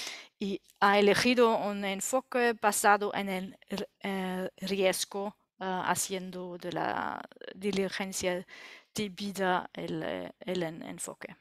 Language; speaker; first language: Spanish; non-native, learner; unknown